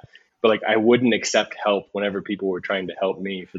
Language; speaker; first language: English; native; English